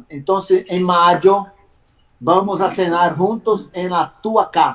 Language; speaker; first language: Spanish; non-native, learner; Portuguese